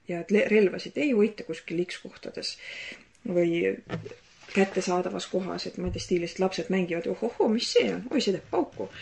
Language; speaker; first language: Estonian; native; Estonian